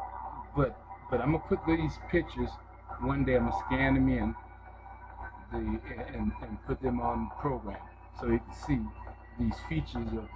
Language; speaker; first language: English; native; English